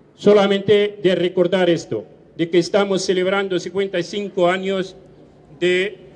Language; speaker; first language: Spanish; non-native, fluent; Riffian